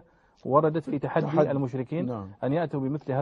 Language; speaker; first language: Arabic; native; Arabic